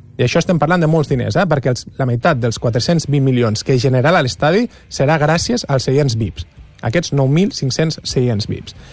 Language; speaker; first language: Catalan; native; Catalan